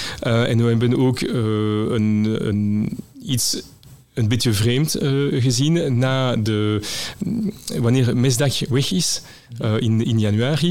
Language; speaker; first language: Dutch; non-native, local second language; French